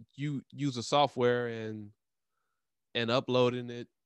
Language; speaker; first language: English; native; English